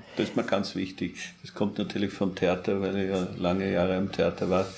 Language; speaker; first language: German; native; German